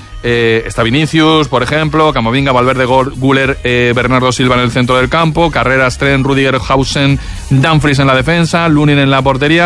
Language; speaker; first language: Spanish; native; Spanish